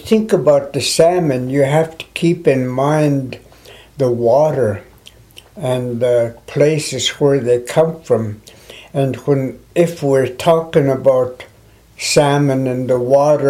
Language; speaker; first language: English; non-native, local second language; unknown